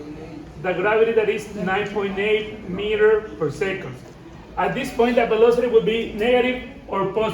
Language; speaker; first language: English; non-native, fluent; Spanish